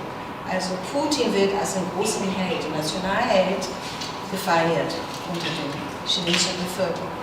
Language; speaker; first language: German; non-native, fluent; Chinese